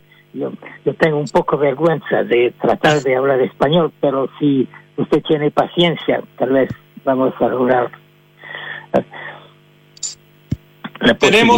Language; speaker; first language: Spanish; non-native, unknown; French